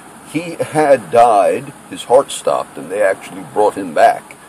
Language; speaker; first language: English; native; English